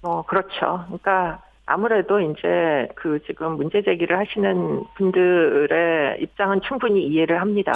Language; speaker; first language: Korean; native; Korean